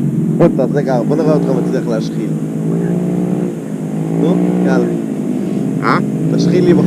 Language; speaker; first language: Hebrew; native; Hebrew